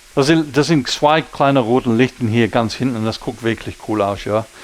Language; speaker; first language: German; non-native, learner; English